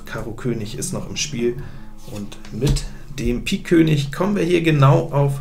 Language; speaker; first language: German; native; German